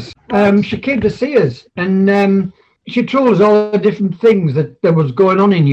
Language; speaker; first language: English; native; English